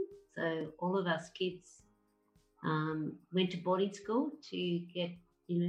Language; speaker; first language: English; native; English